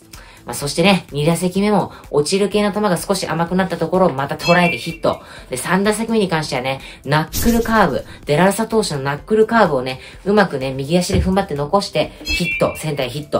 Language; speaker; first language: Japanese; native; Japanese